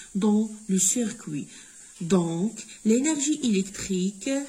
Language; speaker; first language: French; non-native, local second language; Arabic